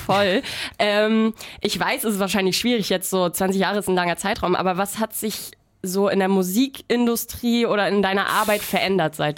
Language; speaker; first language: German; native; German